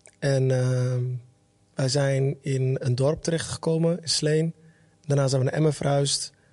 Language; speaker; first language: Dutch; early bilingual, other home language; Somali